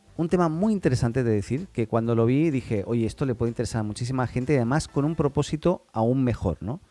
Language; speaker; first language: Spanish; native; Spanish